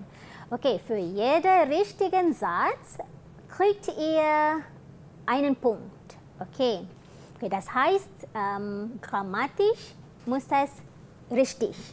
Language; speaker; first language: German; non-native, fluent; Malay